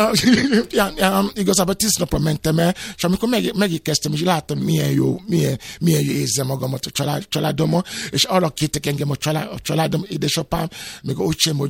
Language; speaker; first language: Hungarian; non-native, fluent; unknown